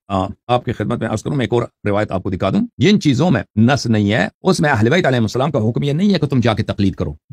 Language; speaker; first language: Urdu; native; Urdu